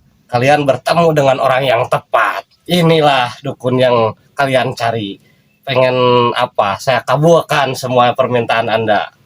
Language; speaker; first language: Indonesian; non-native, local second language; Sundanese